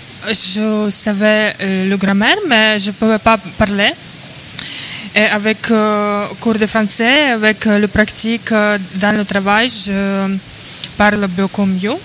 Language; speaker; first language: French; non-native, learner; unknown